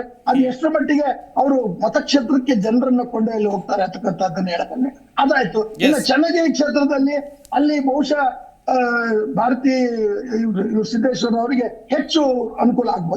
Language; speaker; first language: Kannada; native; Kannada